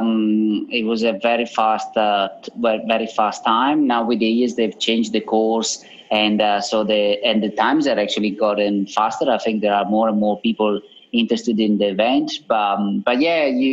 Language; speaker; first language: English; non-native, fluent; Italian